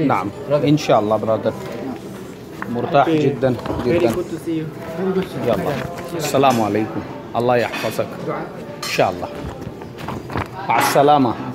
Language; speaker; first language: Arabic; non-native, learner; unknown